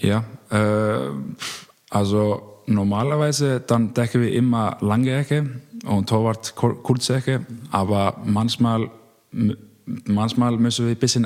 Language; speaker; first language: German; non-native, learner; Icelandic